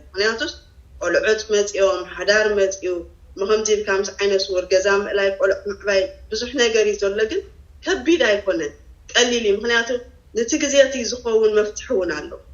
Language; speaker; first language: Tigrinya; native; Tigrinya